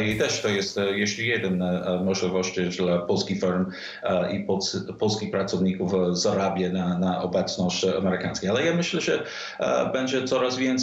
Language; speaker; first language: Polish; non-native, fluent; English